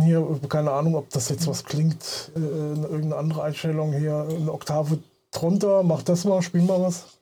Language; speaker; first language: German; native; German